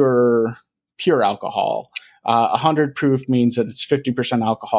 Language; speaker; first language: English; native; English